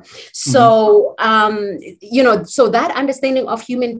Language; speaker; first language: English; non-native, local second language; Zulu